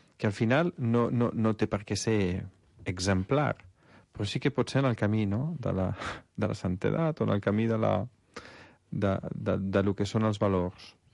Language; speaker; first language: Catalan; non-native, fluent; Italian